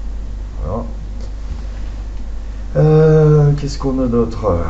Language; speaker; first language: French; native; French